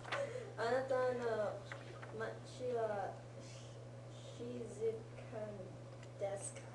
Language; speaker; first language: Japanese; non-native, learner; English